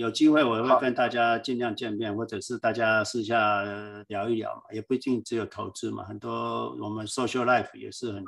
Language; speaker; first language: Chinese; native; Chinese